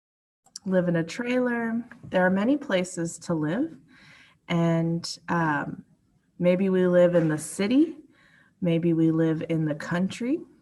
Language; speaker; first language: English; non-native, fluent; Spanish